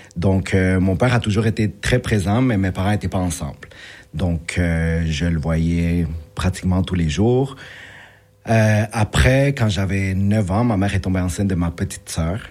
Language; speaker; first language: French; early bilingual, other home language; Spanish